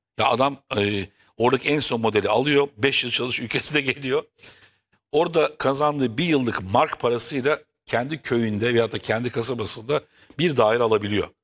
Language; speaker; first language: Turkish; native; Turkish